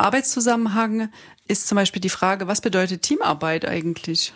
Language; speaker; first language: German; native; German